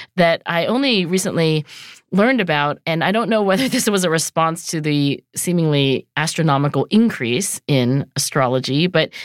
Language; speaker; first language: English; early bilingual, other home language; Chinese